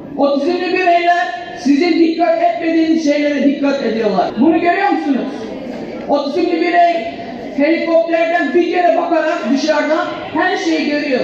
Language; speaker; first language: Turkish; early bilingual, heritage; Turkish